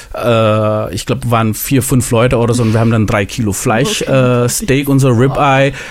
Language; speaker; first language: German; non-native, fluent; Indonesian